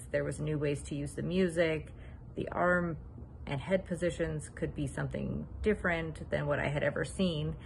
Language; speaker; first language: English; native; English